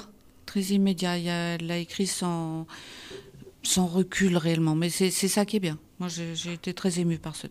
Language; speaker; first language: French; native; French